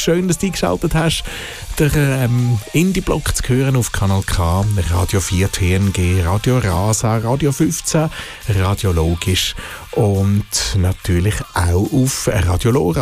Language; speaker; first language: German; native; German